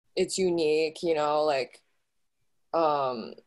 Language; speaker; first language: English; early bilingual, other home language; Chinese